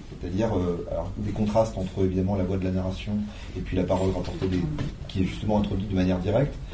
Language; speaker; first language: French; native; French